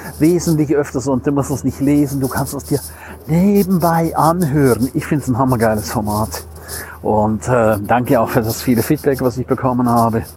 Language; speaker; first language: German; non-native, local second language; Romansh